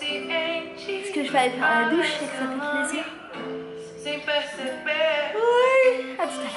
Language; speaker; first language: French; native; French